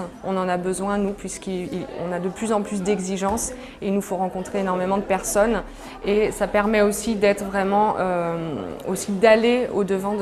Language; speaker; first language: French; native; French